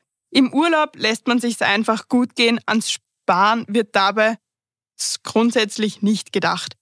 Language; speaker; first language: German; native; German